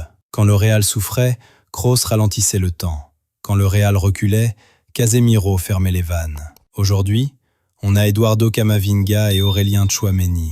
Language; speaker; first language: French; native; French